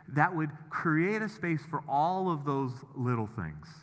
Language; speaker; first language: English; native; English